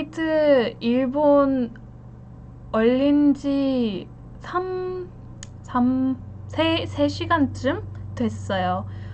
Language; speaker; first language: Korean; non-native, learner; English